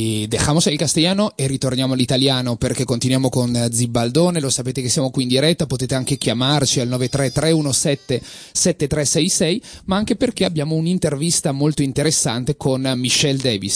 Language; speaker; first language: Italian; native; Italian